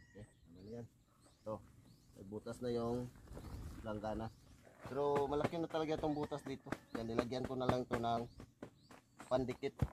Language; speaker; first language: Filipino; non-native, local second language; Cebuano